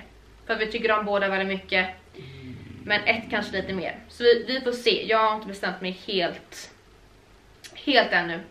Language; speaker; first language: Swedish; native; Swedish